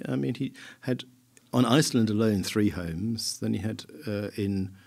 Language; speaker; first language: English; native; English